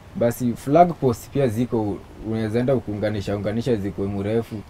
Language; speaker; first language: Swahili; non-native, local second language; Luyia